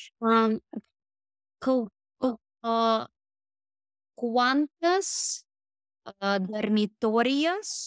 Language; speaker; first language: Spanish; non-native, learner; English